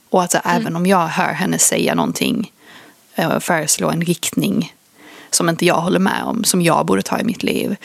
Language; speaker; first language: Swedish; early bilingual, other home language; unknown